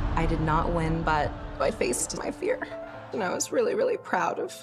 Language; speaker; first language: English; native; English